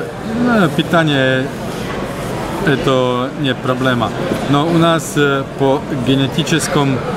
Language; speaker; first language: Russian; non-native, learner; Slovak